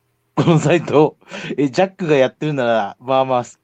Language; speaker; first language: Japanese; native; Japanese